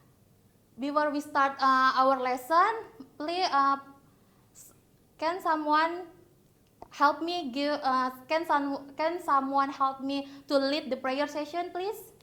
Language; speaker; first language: English; non-native, learner; Indonesian